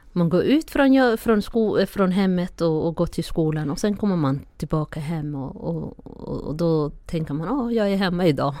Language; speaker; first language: Swedish; non-native, fluent; Somali